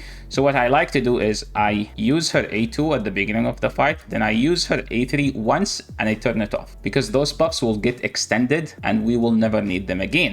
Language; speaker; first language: English; non-native, fluent; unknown